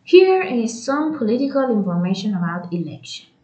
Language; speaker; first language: English; non-native, fluent; Persian